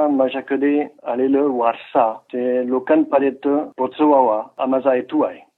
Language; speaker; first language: Marathi; non-native, fluent; French